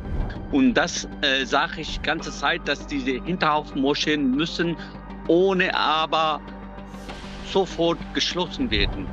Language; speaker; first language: German; non-native, local second language; Urdu